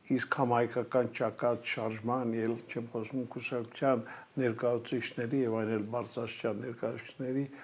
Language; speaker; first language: Armenian; native; Armenian